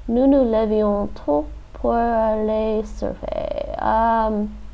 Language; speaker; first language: French; non-native, learner; English